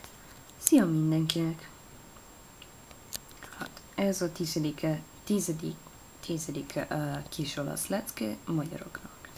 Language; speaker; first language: Hungarian; non-native, learner; Italian